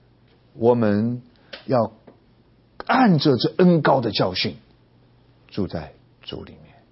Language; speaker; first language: Chinese; native; Chinese